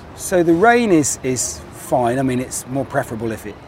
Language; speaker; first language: English; native; English